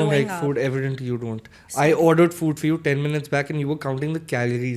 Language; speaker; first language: English; non-native, local second language; Hindi